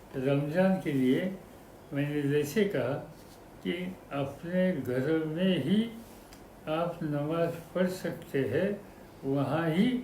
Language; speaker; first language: Hindi; non-native, local second language; Marathi